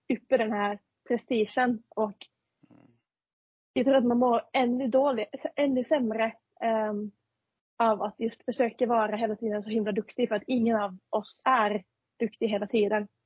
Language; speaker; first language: Swedish; non-native, fluent; Finnish